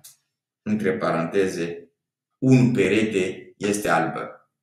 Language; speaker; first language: Romanian; non-native, fluent; French